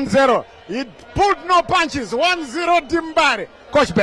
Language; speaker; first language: English; non-native, local second language; Shona